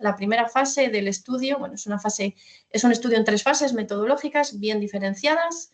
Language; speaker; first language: Spanish; native; Spanish